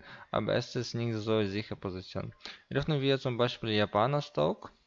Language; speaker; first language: German; non-native, learner; Russian